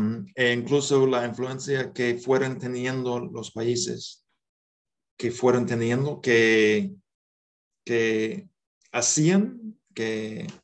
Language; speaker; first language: Spanish; non-native, fluent; English